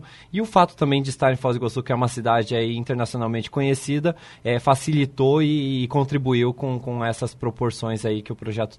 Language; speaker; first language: Portuguese; native; Portuguese